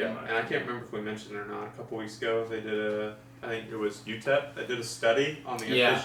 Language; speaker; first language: English; native; English